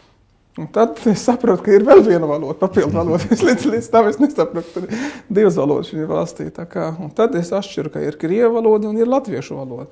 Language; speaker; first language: Latvian; non-native, fluent; Arabic